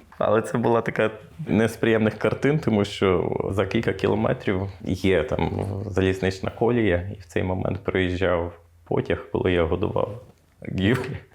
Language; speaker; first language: Ukrainian; native; Ukrainian